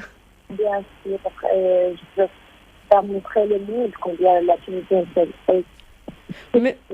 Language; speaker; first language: French; non-native, fluent; Arabic